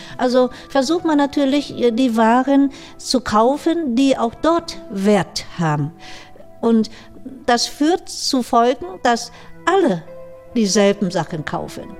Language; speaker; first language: German; non-native, fluent; Vietnamese